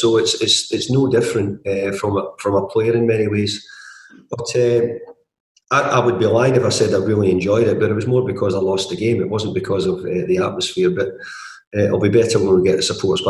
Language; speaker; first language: English; native; English